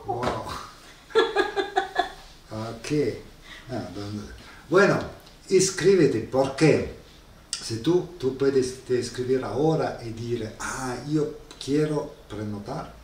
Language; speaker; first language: Spanish; non-native, learner; Italian